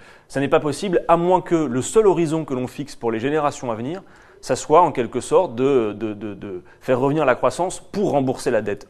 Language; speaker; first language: French; native; French